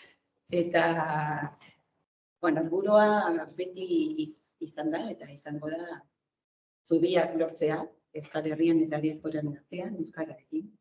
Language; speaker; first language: Basque; non-native, fluent; Spanish